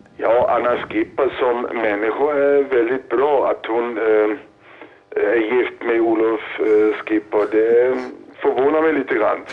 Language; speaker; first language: Swedish; non-native, fluent; German